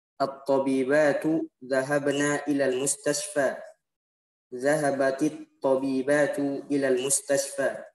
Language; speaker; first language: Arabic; non-native, learner; Indonesian